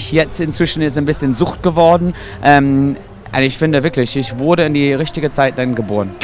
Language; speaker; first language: German; non-native, fluent; English